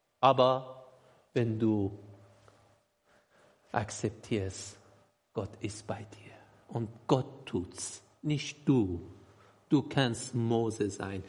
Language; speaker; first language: German; non-native, learner; Persian